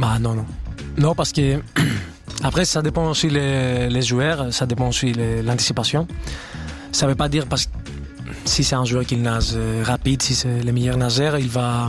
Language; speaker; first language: French; non-native, fluent; Greek